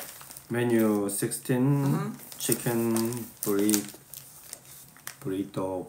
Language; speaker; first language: English; non-native, learner; Korean